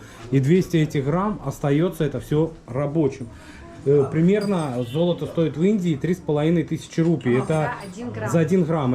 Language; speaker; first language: Russian; native; Russian